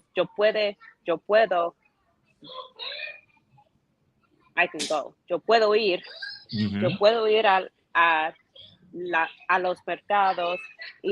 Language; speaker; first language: Spanish; non-native, learner; English